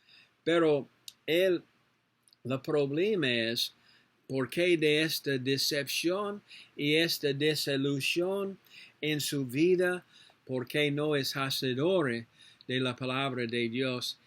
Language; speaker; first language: Spanish; non-native, learner; English